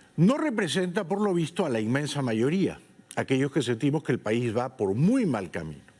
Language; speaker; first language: Spanish; native; Spanish